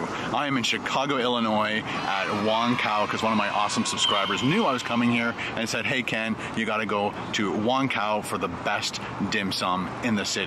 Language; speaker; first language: English; native; English